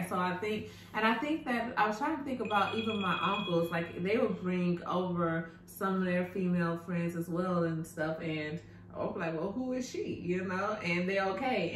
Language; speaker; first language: English; native; English